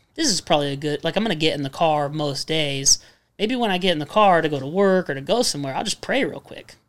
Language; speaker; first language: English; native; English